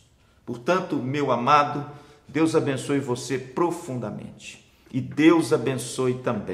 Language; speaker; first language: Portuguese; native; Portuguese